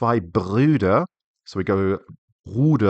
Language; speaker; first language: German; non-native, fluent; English